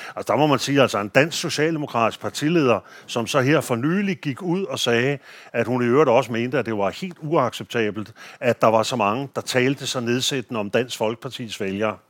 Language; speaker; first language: Danish; native; Danish